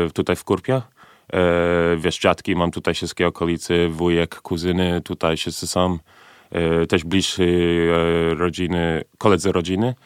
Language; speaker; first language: Polish; early bilingual, heritage; Polish